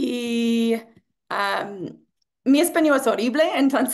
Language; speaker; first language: Spanish; non-native, learner; English